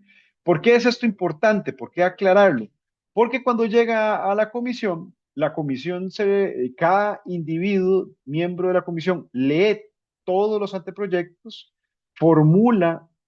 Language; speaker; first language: Spanish; native; Spanish